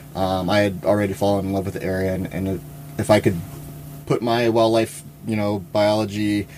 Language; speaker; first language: English; native; English